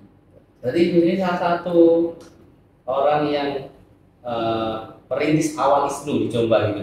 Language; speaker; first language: Indonesian; native; Indonesian